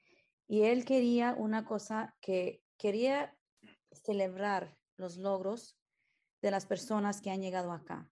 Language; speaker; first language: Spanish; early bilingual, heritage; Spanish